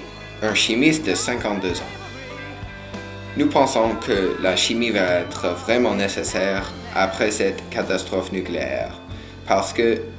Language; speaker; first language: French; non-native, learner; English